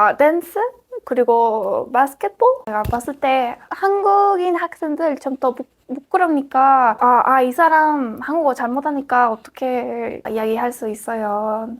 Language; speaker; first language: Korean; non-native, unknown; Spanish